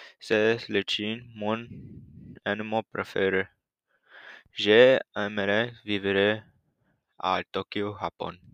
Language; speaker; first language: French; non-native, learner; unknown